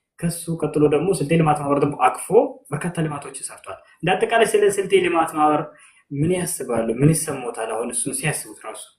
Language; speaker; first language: Amharic; non-native, local second language; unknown